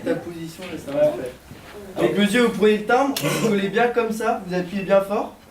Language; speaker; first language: French; native; French